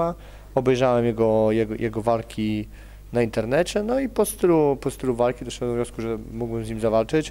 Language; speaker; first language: Polish; native; Polish